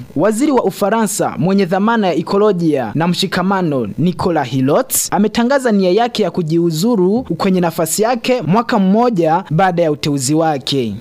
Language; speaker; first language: Swahili; non-native, local second language; Rundi